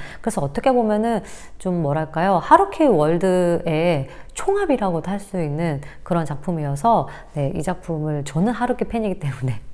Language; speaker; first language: Korean; native; Korean